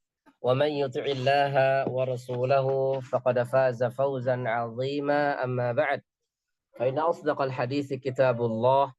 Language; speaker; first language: Arabic; non-native, fluent; Indonesian